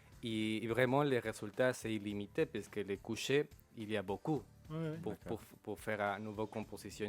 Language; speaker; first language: French; non-native, local second language; Spanish